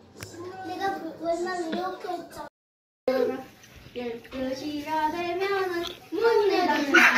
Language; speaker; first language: Korean; early bilingual, other home language; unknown